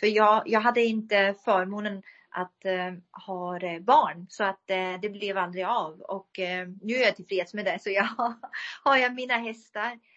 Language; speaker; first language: Swedish; non-native, fluent; German